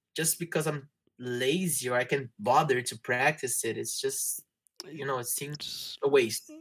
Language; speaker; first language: English; non-native, fluent; Portuguese